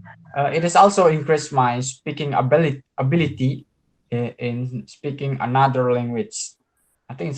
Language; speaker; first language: English; non-native, learner; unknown